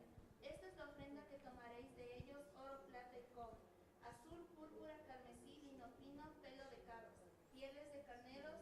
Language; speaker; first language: Spanish; native; Spanish